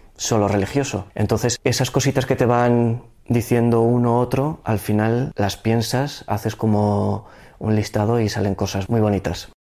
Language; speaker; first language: Spanish; native; Spanish